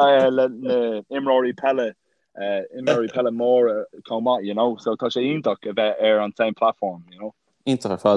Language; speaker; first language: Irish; non-native, local second language; English